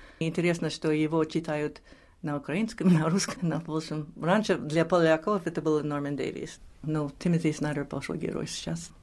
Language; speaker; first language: Russian; non-native, fluent; English